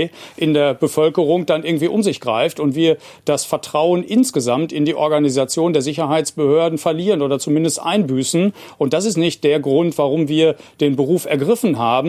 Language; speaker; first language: German; native; German